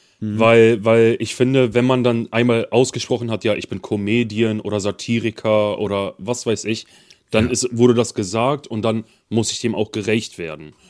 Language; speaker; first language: German; early bilingual, other home language; Kurdish